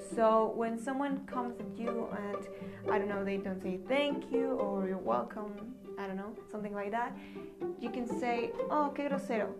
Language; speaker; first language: English; non-native, fluent; Spanish